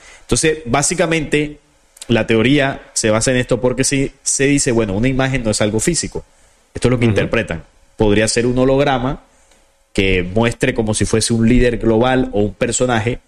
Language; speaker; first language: Spanish; native; Spanish